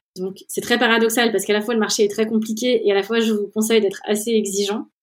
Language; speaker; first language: French; native; French